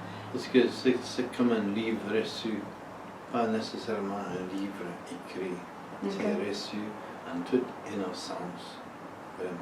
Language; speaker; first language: French; early bilingual, heritage; French